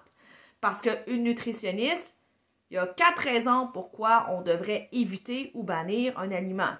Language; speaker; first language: French; native; French